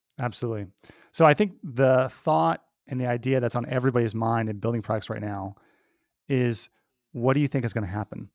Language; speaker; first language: English; native; English